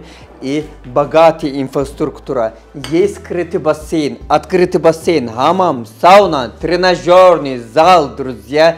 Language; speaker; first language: Russian; non-native, fluent; Turkish